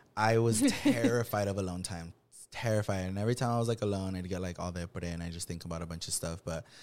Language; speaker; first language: English; native; English